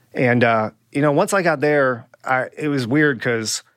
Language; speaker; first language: English; native; English